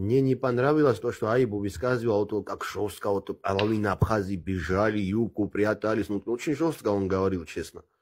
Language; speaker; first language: Russian; non-native, local second language; Abkhazian